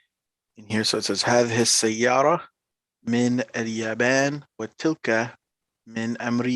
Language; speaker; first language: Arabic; non-native, learner; English